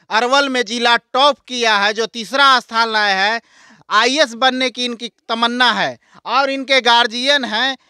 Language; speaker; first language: Hindi; native; Hindi